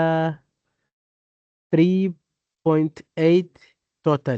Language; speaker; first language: English; non-native, learner; Portuguese